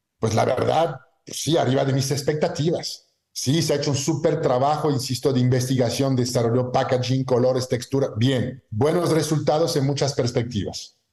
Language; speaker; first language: Spanish; non-native, fluent; French